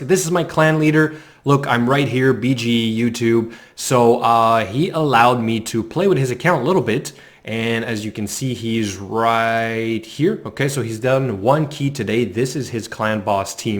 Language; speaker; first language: English; native; English